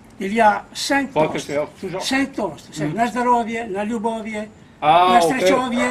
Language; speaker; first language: French; non-native, fluent; Italian